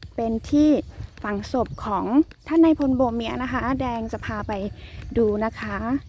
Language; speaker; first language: Thai; non-native, local second language; Karen languages